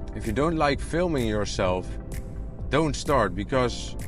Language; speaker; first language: English; non-native, fluent; Dutch